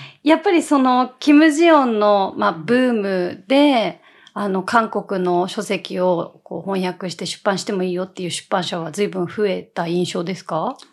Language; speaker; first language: Japanese; native; Japanese